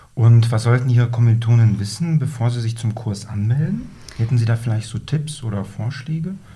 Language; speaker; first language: German; native; German